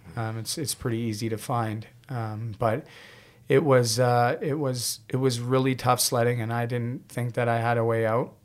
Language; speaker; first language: English; native; English